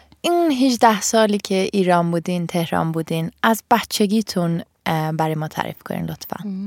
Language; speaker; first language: Persian; early bilingual, heritage; Persian